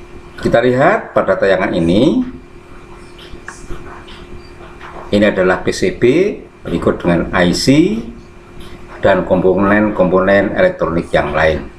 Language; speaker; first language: Indonesian; native; Indonesian